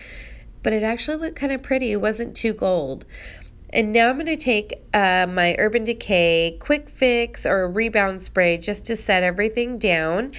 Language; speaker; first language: English; native; English